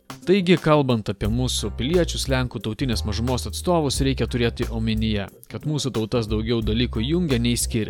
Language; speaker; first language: Lithuanian; native; Lithuanian